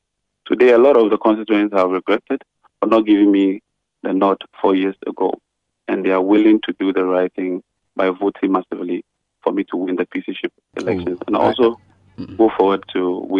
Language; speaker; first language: English; non-native, local second language; Ga